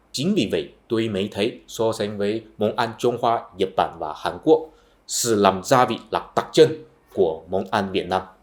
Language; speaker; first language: Vietnamese; non-native, fluent; Chinese